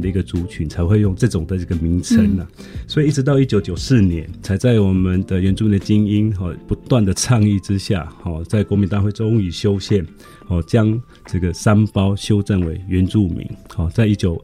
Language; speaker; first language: Chinese; non-native, local second language; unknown